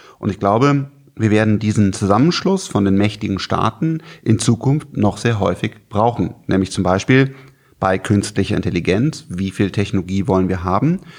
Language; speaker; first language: German; native; German